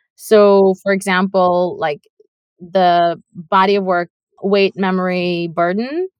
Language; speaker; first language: English; non-native, fluent; Russian